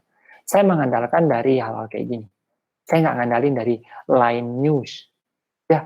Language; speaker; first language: Indonesian; native; Indonesian